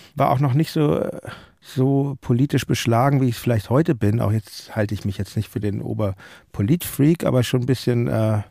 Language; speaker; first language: German; native; German